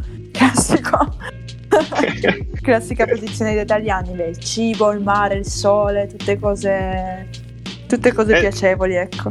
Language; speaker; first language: Italian; native; Italian